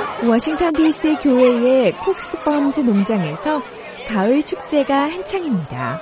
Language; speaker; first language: Korean; native; Korean